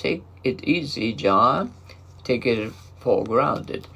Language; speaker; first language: English; non-native, fluent; Japanese